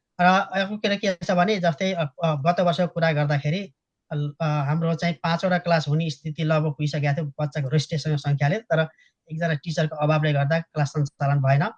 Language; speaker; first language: Nepali; native; Nepali